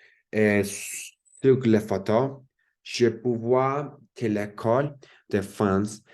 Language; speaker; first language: French; non-native, learner; Spanish